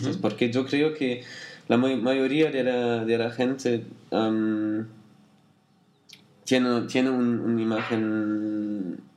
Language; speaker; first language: Spanish; non-native, learner; German